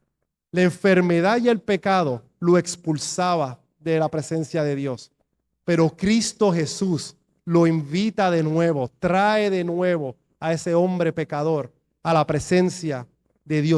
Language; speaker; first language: Spanish; native; Spanish